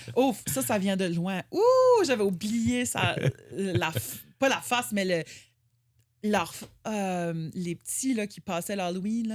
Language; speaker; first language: French; native; French